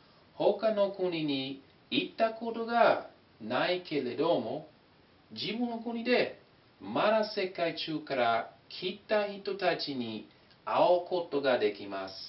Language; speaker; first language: Japanese; non-native, fluent; English